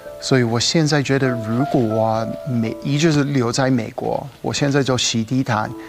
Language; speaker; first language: Chinese; non-native, fluent; English